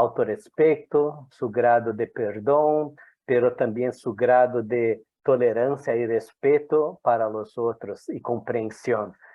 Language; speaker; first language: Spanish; non-native, fluent; Portuguese